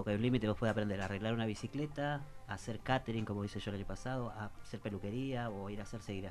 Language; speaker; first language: Spanish; native; Spanish